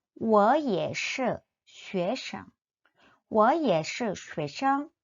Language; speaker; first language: Chinese; non-native, fluent; Korean